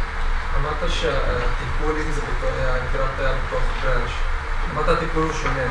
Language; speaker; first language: Hebrew; native; Hebrew